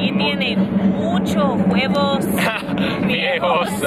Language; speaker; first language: Spanish; non-native, learner; English